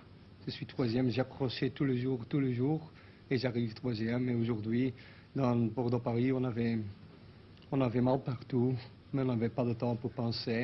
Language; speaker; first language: French; non-native, local second language; Dutch